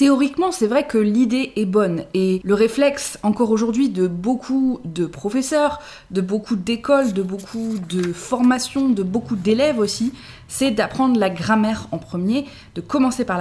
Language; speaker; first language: French; native; French